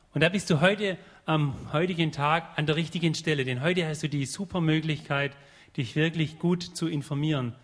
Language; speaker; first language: German; native; German